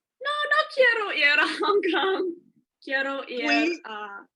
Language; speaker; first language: Spanish; non-native, learner; English